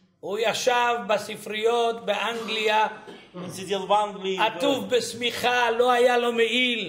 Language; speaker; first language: Hebrew; early bilingual, other home language; Ladino